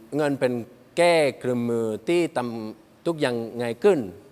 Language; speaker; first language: Thai; non-native, learner; Spanish